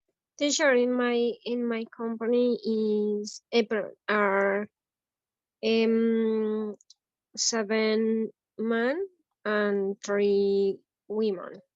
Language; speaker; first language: English; non-native, learner; Spanish